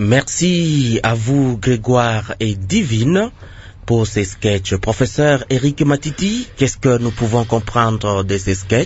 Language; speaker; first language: French; non-native, local second language; Lingala